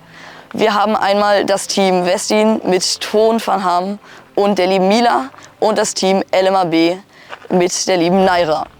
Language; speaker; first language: German; native; German